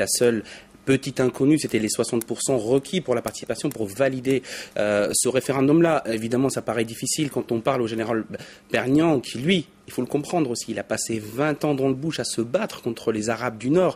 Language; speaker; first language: French; native; French